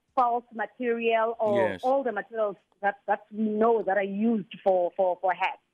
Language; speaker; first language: English; non-native, local second language; Xhosa